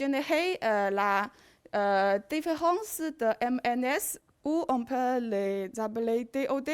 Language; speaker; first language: French; non-native, learner; Chinese